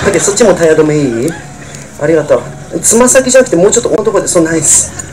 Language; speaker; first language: Japanese; non-native, fluent; English